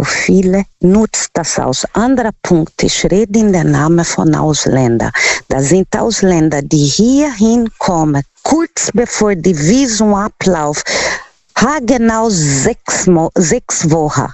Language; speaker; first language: German; non-native, learner; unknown